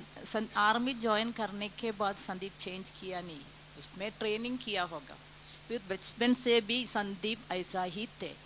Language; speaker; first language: Hindi; non-native, local second language; Malayalam